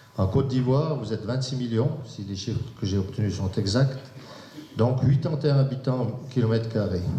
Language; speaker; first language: French; native; French